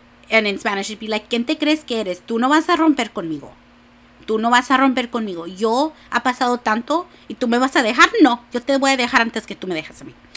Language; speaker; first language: Spanish; early bilingual, other home language; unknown